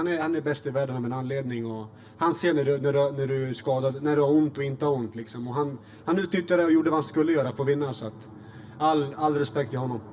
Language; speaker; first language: Swedish; native; Swedish